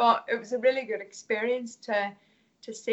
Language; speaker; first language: English; native; English